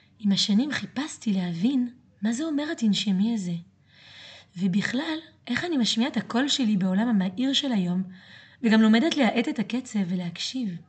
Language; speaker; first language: Hebrew; early bilingual, other home language; French